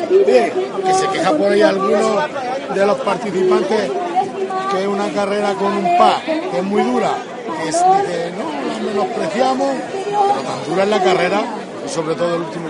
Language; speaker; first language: Spanish; native; Spanish